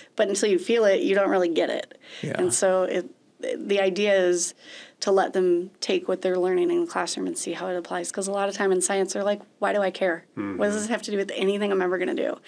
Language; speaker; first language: English; native; English